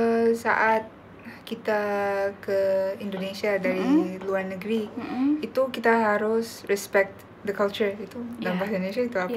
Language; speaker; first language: Indonesian; non-native, local second language; Korean